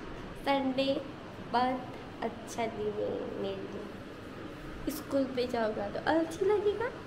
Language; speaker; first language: Hindi; non-native, local second language; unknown